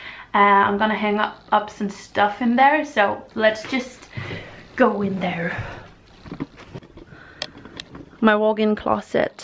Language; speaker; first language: English; non-native, fluent; Danish